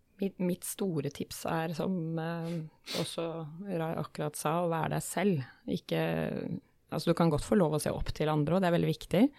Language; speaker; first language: Norwegian; native; Norwegian